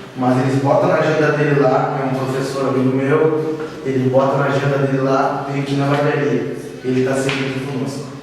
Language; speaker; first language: Portuguese; native; Portuguese